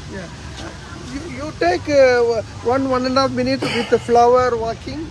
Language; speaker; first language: English; non-native, learner; Malayalam